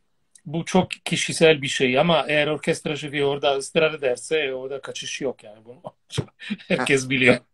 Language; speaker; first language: Turkish; non-native, fluent; Italian